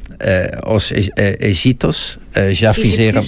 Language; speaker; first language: Portuguese; non-native, fluent; Dutch